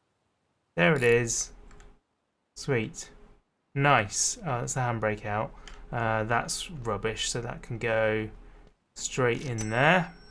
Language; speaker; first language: English; native; English